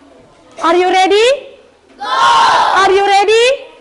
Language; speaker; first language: English; non-native, learner; Indonesian